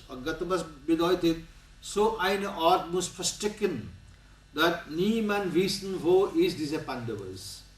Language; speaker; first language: German; non-native, learner; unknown